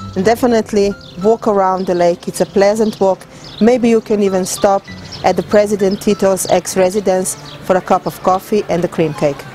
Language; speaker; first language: English; non-native, fluent; Slovenian